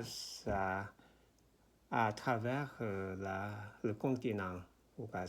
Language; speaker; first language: French; non-native, learner; Korean